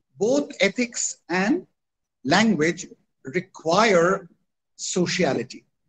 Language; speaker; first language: English; non-native, local second language; Hindi